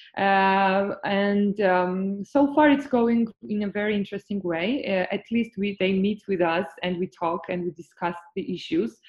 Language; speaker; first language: English; non-native, fluent; Georgian